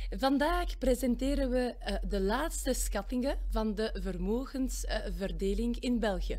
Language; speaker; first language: Dutch; non-native, local second language; French